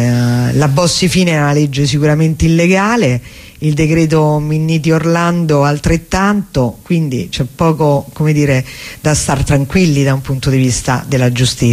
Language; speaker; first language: Italian; native; Italian